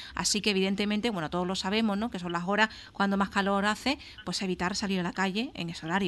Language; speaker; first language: Spanish; native; Spanish